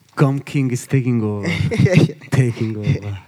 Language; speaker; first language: English; non-native, learner; Italian